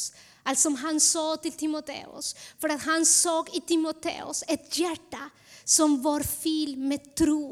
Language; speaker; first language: Swedish; non-native, fluent; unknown